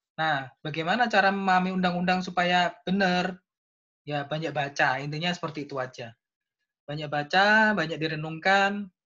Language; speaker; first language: Indonesian; native; Indonesian